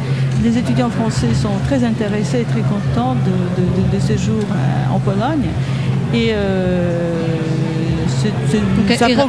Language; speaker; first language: French; non-native, fluent; Polish